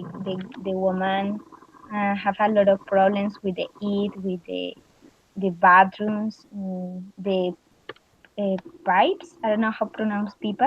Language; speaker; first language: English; non-native, learner; Spanish